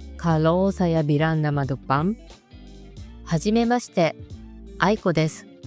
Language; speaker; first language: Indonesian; non-native, fluent; Japanese